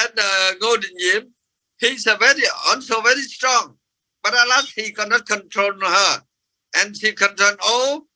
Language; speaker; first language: English; non-native, fluent; Vietnamese